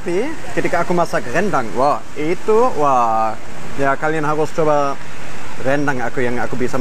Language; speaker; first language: Indonesian; non-native, fluent; German